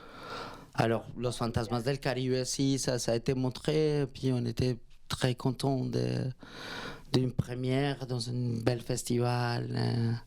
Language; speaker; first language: French; non-native, fluent; Spanish